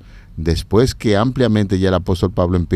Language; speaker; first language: Spanish; native; Spanish